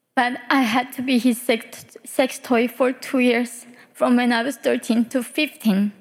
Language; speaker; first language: English; early bilingual, other home language; Korean